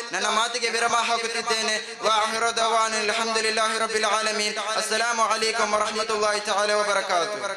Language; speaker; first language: Kannada; non-native, local second language; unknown